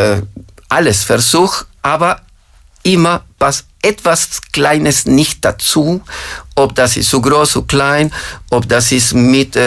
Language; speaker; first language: German; non-native, fluent; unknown